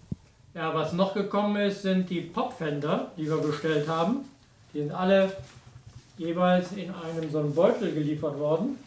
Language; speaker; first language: German; native; German